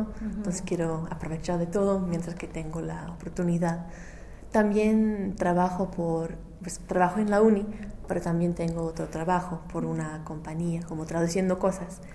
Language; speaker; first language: Spanish; non-native, fluent; English